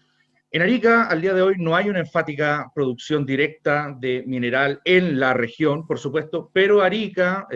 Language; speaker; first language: Spanish; native; Spanish